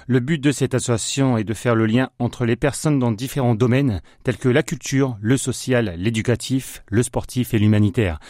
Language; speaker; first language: French; native; French